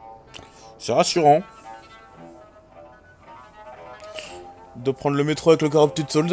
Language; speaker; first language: French; native; French